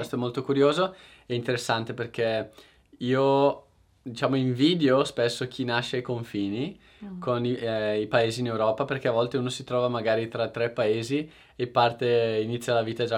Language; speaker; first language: Italian; native; Italian